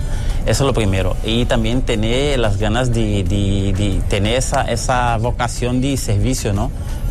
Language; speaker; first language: Spanish; early bilingual, other home language; Portuguese